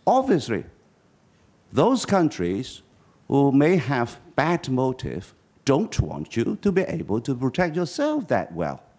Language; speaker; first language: English; non-native, local second language; Chinese